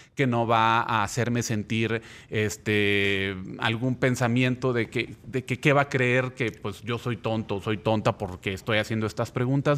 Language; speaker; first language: Spanish; native; Spanish